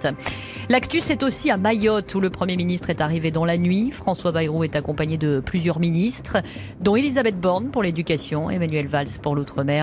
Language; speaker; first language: French; native; French